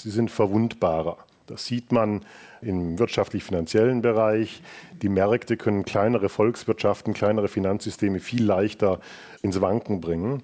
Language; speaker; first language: German; native; German